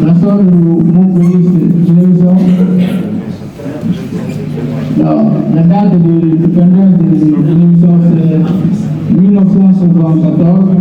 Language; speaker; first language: French; non-native, learner; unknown